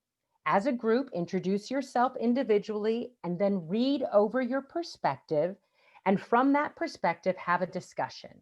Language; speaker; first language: English; native; English